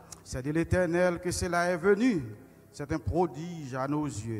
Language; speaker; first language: French; non-native, local second language; Haitian Creole